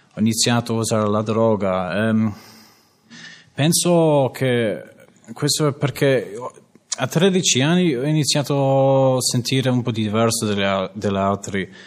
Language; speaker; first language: Italian; non-native, learner; English